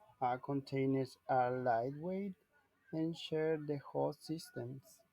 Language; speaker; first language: English; non-native, learner; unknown